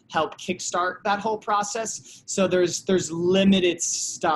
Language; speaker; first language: English; native; English